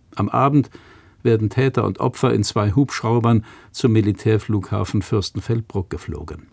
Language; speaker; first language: German; native; German